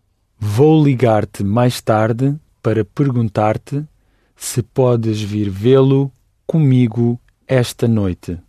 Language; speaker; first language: Portuguese; non-native, learner; English